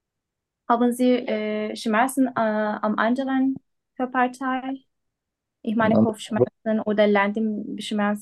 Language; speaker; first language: German; non-native, learner; Turkish